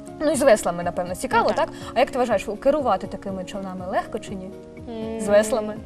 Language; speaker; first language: Ukrainian; native; Ukrainian